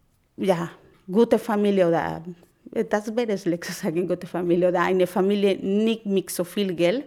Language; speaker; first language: German; non-native, learner; Spanish